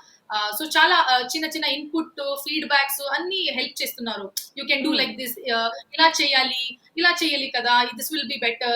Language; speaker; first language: Telugu; non-native, local second language; Kannada